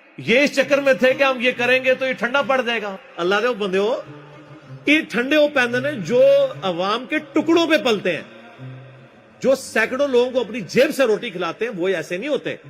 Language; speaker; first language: Urdu; non-native, local second language; Punjabi